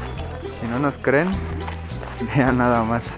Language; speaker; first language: Spanish; native; Spanish